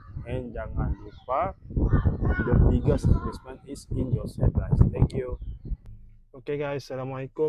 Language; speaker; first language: English; non-native, local second language; Malay